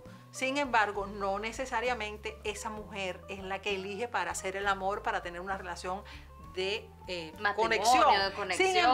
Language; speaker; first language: Spanish; native; Spanish